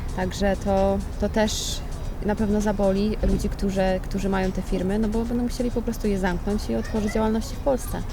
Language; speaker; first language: Polish; native; Polish